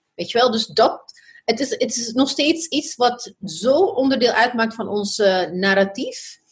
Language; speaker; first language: Dutch; non-native, fluent; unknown